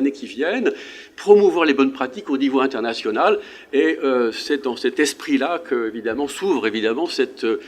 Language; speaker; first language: French; native; French